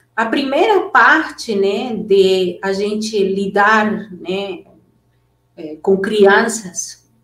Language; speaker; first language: Portuguese; non-native, fluent; Spanish